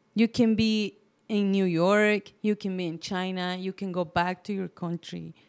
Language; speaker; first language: English; non-native, fluent; Spanish